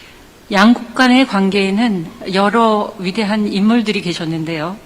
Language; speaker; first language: Korean; native; Korean